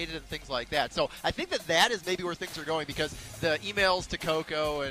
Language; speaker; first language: English; native; English